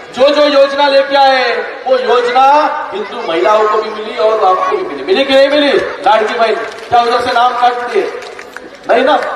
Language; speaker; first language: Hindi; non-native, local second language; Marathi